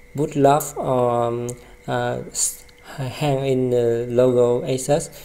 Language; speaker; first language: English; non-native, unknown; Vietnamese